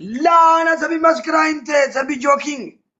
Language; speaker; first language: Arabic; non-native, learner; Punjabi